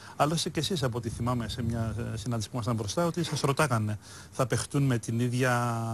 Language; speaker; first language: Greek; native; Greek